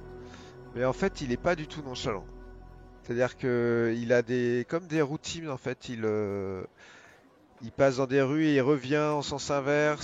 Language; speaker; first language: French; native; French